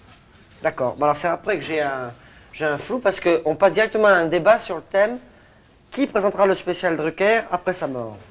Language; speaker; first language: French; native; French